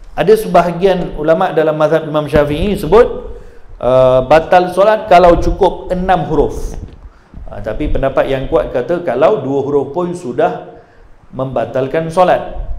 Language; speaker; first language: Malay; native; Malay